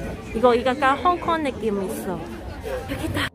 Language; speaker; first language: Korean; non-native, learner; Cantonese